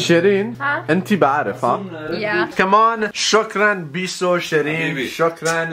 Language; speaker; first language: Arabic; non-native, learner; Swedish